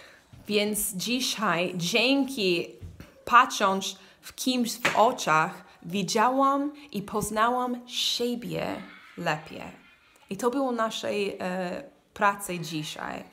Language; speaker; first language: Polish; non-native, learner; English